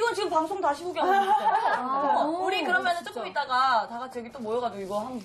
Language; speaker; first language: Korean; native; Korean